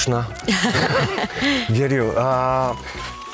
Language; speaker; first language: Russian; non-native, learner; Polish